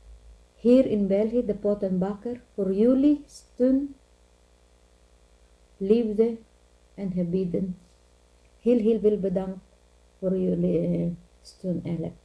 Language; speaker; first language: Dutch; non-native, learner; Filipino